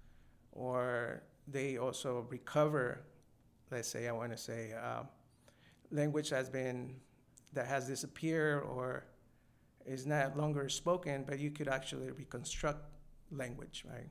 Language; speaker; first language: English; non-native, fluent; Spanish